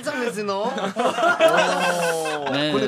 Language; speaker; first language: Korean; native; Korean